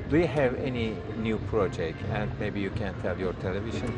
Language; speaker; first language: English; non-native, learner; Turkish